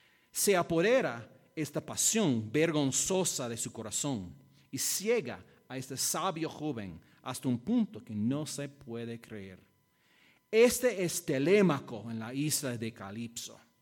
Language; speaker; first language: Spanish; non-native, fluent; English